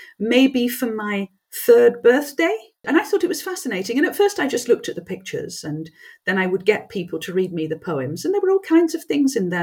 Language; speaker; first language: English; non-native, local second language; French